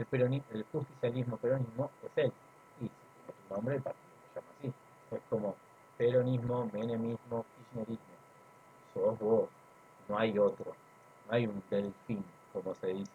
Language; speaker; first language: Spanish; native; Spanish